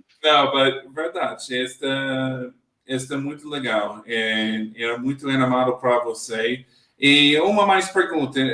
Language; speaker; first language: Portuguese; non-native, learner; English